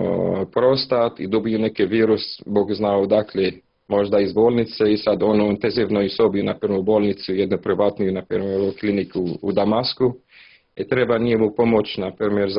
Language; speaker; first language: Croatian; non-native, learner; Arabic